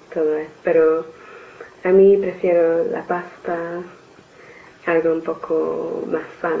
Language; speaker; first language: Spanish; non-native, learner; English